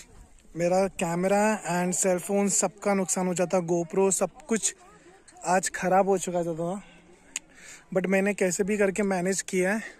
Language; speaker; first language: Hindi; native; Hindi